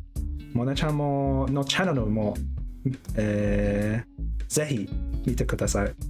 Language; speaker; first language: Japanese; non-native, learner; English